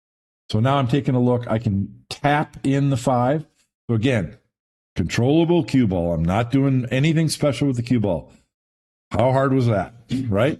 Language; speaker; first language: English; native; English